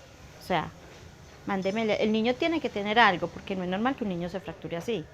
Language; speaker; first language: Spanish; native; Spanish